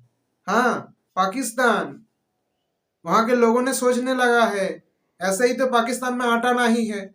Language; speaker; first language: Hindi; non-native, local second language; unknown